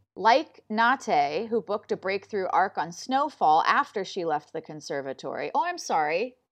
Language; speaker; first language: English; native; English